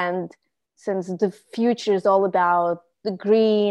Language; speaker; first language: English; non-native, fluent; Russian